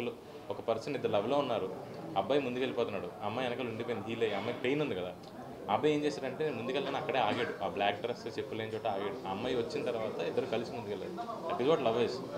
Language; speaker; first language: Telugu; native; Telugu